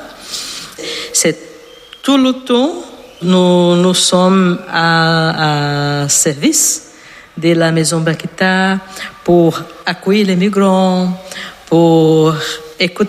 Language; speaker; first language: French; non-native, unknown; Portuguese